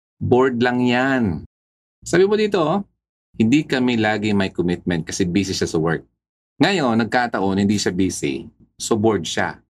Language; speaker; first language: Filipino; native; Filipino